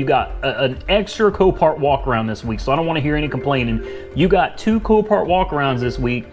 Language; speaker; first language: English; native; English